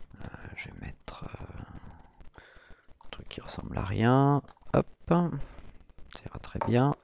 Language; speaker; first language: French; native; French